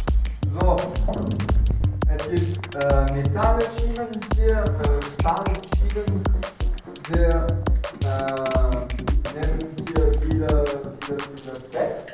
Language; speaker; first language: German; non-native, local second language; French